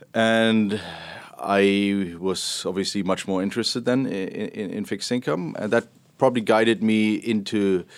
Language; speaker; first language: English; non-native, fluent; German